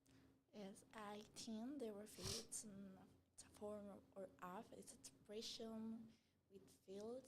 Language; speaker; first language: English; non-native, learner; Spanish